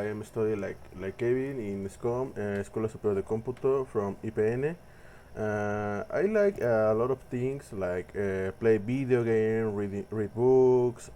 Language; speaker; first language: English; non-native, learner; Spanish